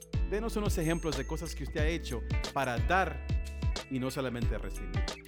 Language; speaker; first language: Spanish; early bilingual, other home language; English